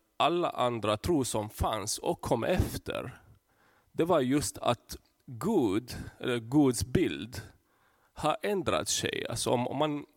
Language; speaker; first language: Swedish; non-native, fluent; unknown